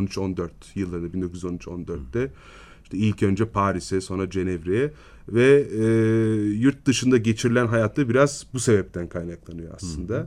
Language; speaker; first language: Turkish; native; Turkish